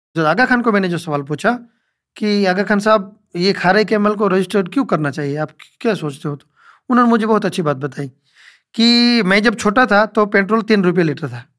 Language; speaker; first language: Hindi; non-native, local second language; Gujarati